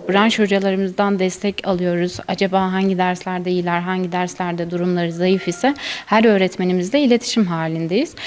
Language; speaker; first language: Turkish; native; Turkish